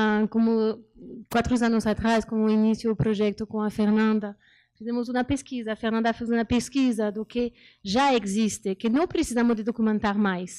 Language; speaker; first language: Portuguese; non-native, learner; French